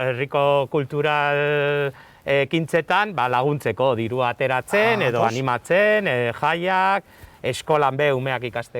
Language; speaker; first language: Basque; non-native, local second language; Spanish